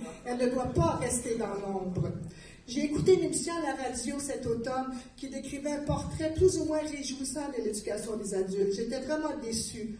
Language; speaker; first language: French; native; French